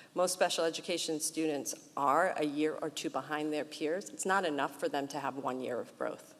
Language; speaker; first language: English; early bilingual, other home language; Portuguese